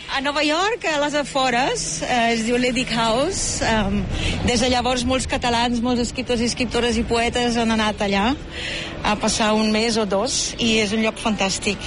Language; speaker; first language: Catalan; non-native, fluent; German